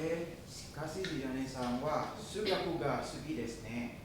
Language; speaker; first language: Japanese; non-native, learner; Indonesian